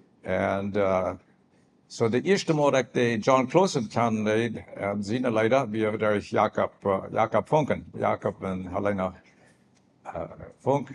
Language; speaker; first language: German; non-native, learner; Plautdietsch